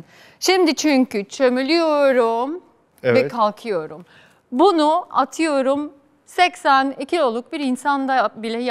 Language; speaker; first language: Turkish; non-native, fluent; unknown